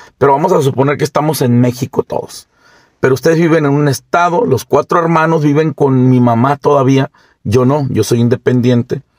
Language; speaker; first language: Spanish; native; Spanish